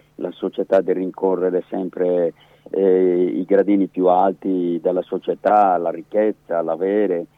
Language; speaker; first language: Italian; native; Italian